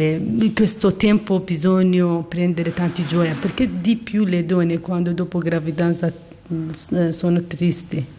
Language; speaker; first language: Italian; non-native, learner; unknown